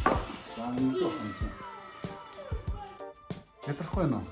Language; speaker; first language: Mongolian; native; Mongolian